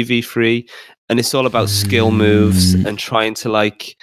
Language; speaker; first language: English; native; English